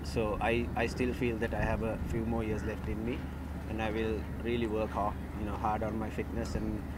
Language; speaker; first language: English; non-native, local second language; Sinhala